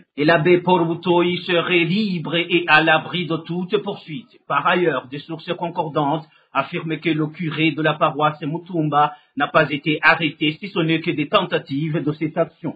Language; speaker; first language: French; non-native, local second language; Rundi